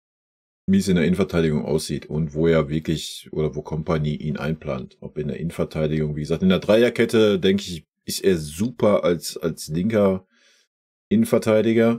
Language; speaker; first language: German; native; German